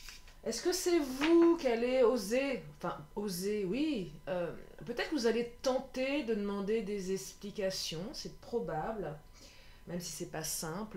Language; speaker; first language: French; native; French